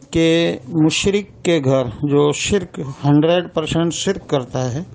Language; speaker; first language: Hindi; native; Hindi